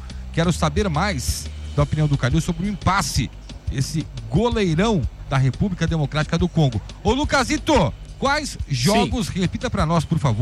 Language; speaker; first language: Portuguese; native; Portuguese